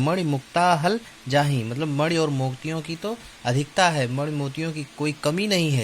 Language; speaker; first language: Hindi; native; Hindi